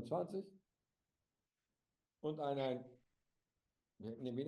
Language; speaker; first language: German; non-native, learner; Dutch